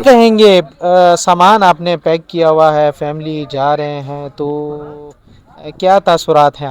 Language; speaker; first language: Urdu; native; Urdu